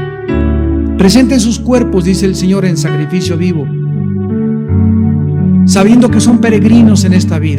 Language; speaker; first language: Spanish; native; Spanish